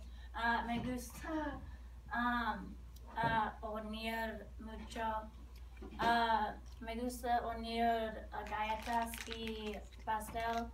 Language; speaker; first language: Spanish; non-native, learner; English